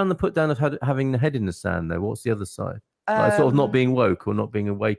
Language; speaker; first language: English; native; English